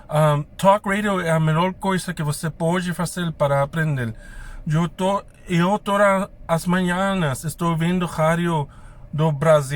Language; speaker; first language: Portuguese; non-native, fluent; English